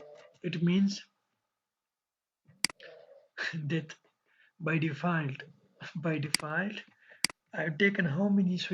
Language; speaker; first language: English; non-native, local second language; Urdu